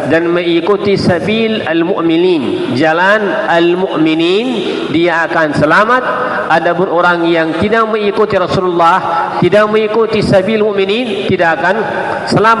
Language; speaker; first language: Indonesian; non-native, fluent; Arabic